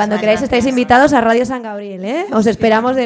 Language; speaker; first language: Spanish; native; Spanish